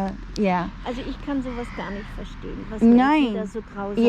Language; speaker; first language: German; native; German